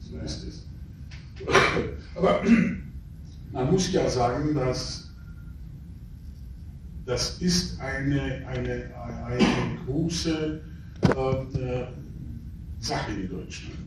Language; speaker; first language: German; non-native, fluent; Polish